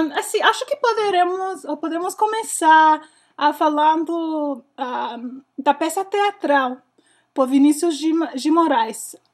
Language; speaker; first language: Portuguese; non-native, learner; English